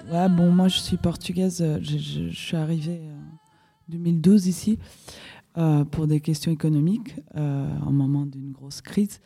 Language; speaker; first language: French; non-native, fluent; Portuguese